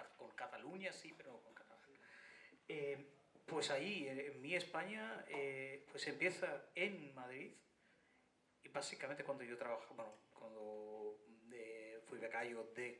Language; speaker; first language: Spanish; non-native, fluent; Bangla